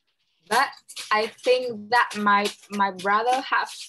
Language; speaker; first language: English; non-native, learner; Vietnamese